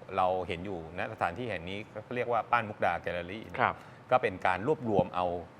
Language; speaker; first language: Thai; native; Thai